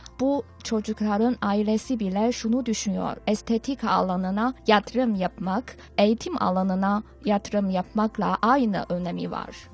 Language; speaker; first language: Turkish; non-native, learner; Chinese